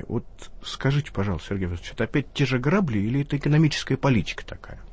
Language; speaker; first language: Russian; native; Russian